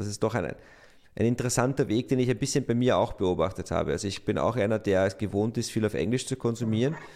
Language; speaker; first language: German; native; German